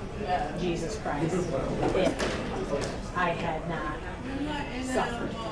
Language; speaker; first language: English; native; English